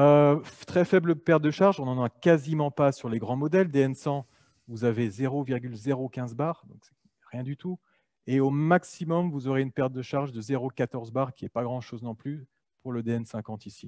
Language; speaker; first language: French; native; French